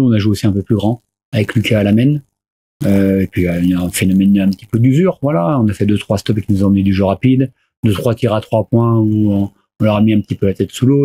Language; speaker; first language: French; native; French